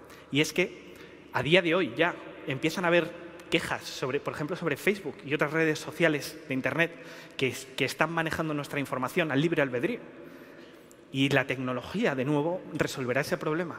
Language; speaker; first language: Spanish; native; Spanish